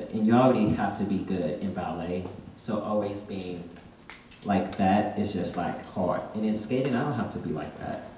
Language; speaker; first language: English; native; English